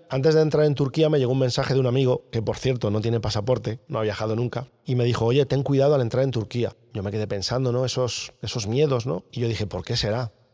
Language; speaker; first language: Spanish; native; Spanish